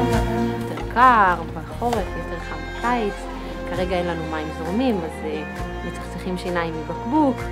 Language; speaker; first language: Hebrew; native; Hebrew